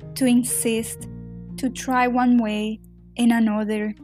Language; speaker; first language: English; non-native, fluent; Spanish